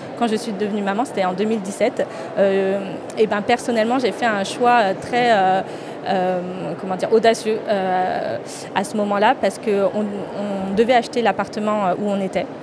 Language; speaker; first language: French; native; French